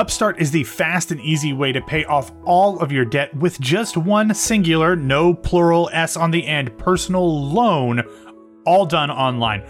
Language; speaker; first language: English; native; English